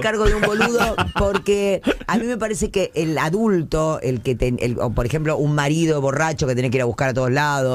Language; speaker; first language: Spanish; native; Spanish